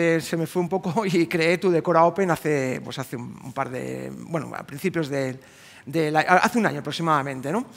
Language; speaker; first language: Spanish; native; Spanish